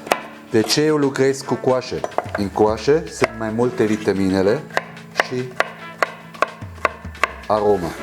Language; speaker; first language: Romanian; non-native, learner; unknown